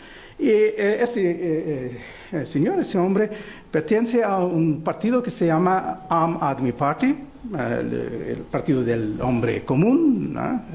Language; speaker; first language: Spanish; non-native, fluent; Portuguese